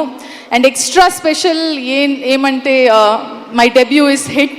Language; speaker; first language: Telugu; non-native, learner; Kannada